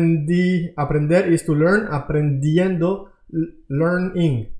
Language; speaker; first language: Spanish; non-native, fluent; English